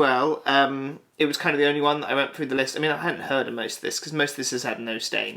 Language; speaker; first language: English; native; English